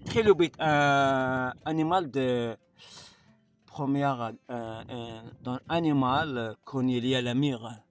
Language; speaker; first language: French; non-native, learner; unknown